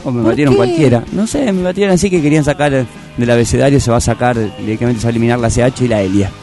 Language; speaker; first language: Spanish; native; Spanish